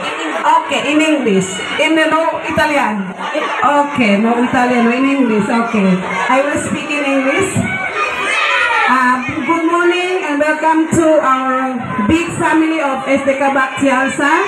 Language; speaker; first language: English; non-native, learner; Indonesian